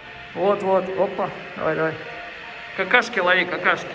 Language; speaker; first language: Russian; native; Russian